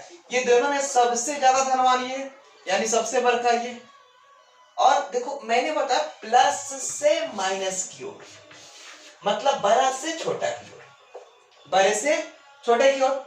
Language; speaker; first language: Hindi; native; Hindi